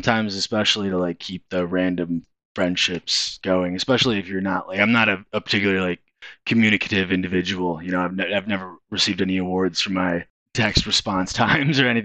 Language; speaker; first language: English; native; English